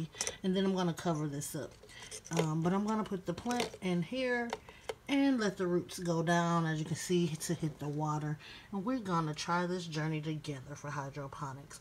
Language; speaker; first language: English; native; English